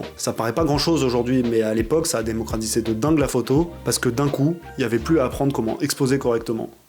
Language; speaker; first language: French; native; French